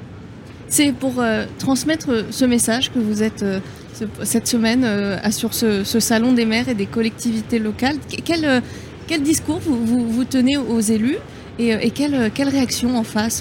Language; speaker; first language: French; native; French